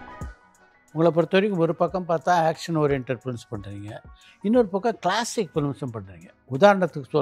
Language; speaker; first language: Tamil; native; Tamil